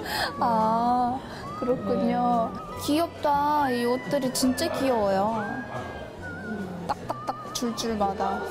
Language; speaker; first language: Korean; non-native, learner; Uzbek